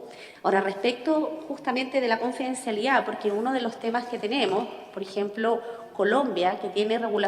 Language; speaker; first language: Spanish; native; Spanish